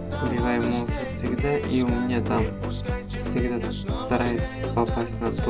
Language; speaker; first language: Russian; non-native, fluent; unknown